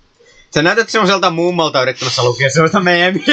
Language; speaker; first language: Finnish; native; Finnish